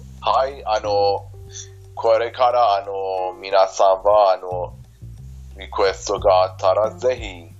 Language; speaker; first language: Japanese; non-native, fluent; Persian